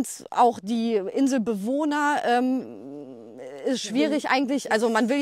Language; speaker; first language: German; native; German